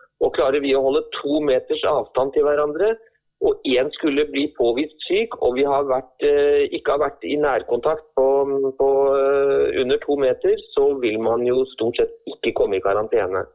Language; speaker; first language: Norwegian; native; Norwegian